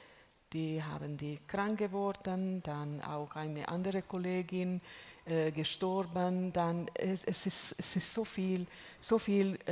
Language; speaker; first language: German; non-native, fluent; Hungarian